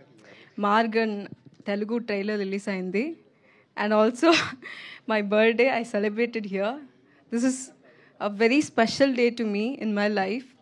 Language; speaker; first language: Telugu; non-native, learner; Tamil